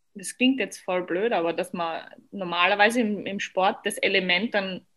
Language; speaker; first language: German; native; German